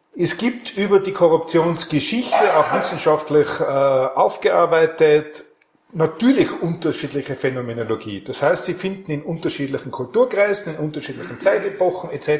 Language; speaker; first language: German; native; German